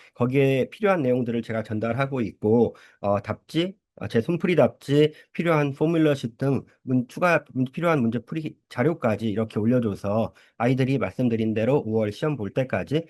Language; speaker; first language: Korean; early bilingual, heritage; Korean